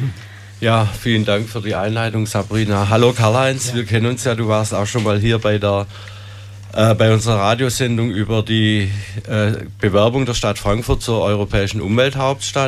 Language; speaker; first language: German; native; German